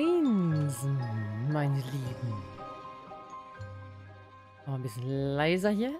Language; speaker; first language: German; native; German